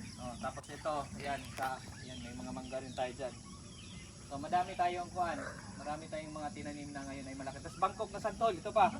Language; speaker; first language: Filipino; non-native, local second language; Cebuano